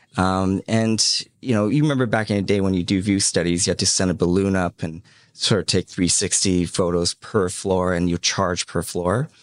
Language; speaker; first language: English; early bilingual, other home language; Cantonese